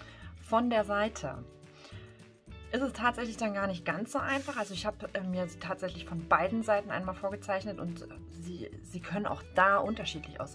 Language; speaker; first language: German; native; German